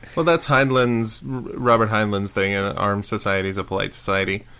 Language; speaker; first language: English; native; English